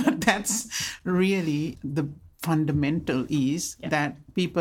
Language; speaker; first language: English; non-native, local second language; Sinhala